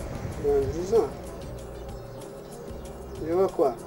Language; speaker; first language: French; non-native, learner; Arabic